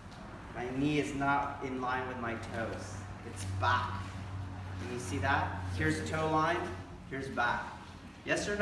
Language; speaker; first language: English; native; English